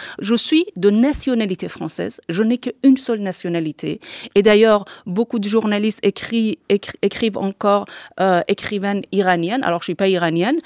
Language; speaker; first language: French; non-native, fluent; Persian